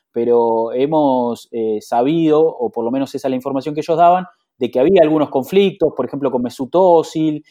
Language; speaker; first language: Spanish; native; Spanish